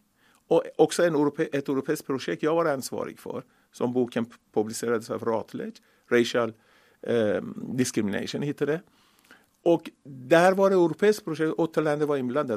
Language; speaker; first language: Swedish; non-native, fluent; Persian